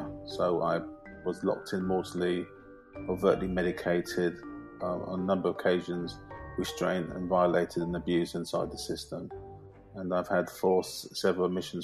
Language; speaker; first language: English; native; English